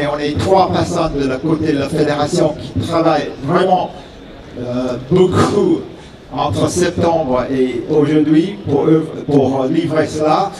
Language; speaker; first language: French; non-native, fluent; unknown